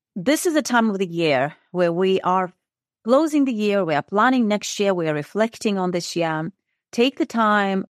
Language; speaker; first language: English; non-native, fluent; Russian